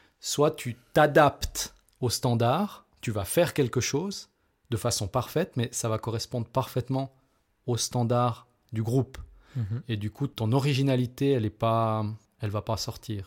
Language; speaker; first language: French; native; French